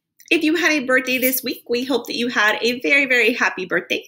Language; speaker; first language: English; native; English